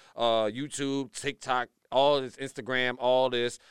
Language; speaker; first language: English; native; English